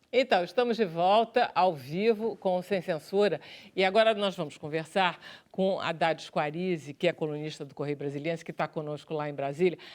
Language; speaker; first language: Portuguese; native; Portuguese